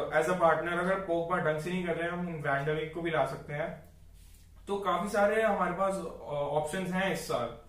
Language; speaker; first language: Hindi; native; Hindi